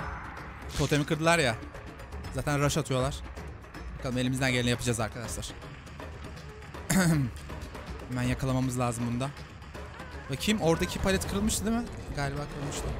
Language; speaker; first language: Turkish; native; Turkish